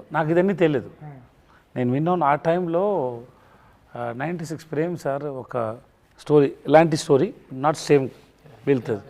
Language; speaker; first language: Telugu; non-native, learner; Tamil